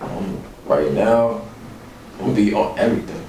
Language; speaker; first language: English; native; English